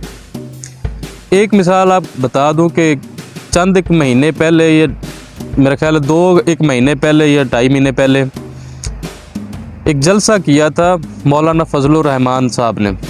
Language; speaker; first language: Urdu; non-native, local second language; Punjabi